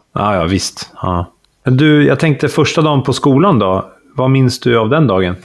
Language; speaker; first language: Swedish; native; Swedish